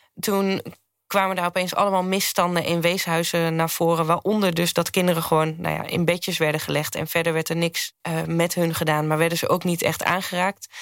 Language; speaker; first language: Dutch; native; Dutch